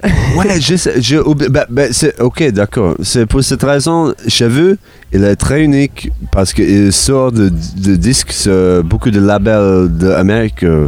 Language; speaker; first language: French; non-native, learner; English